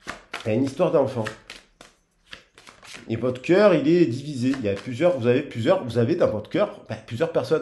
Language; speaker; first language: French; native; French